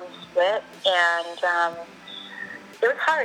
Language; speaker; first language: English; native; English